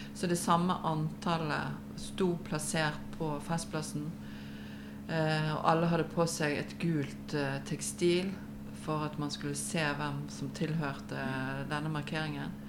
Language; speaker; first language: Norwegian; native; Norwegian